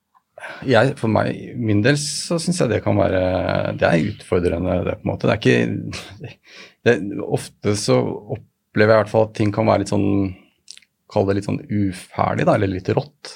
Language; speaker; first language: Norwegian; native; Norwegian